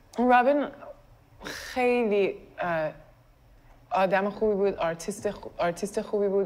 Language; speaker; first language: Persian; early bilingual, heritage; Persian